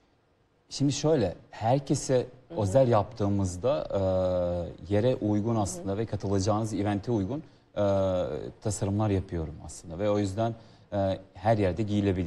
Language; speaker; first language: Turkish; non-native, fluent; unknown